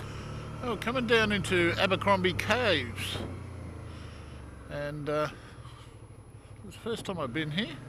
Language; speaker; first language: English; native; English